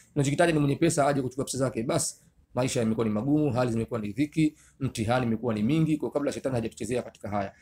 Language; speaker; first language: Swahili; native; Swahili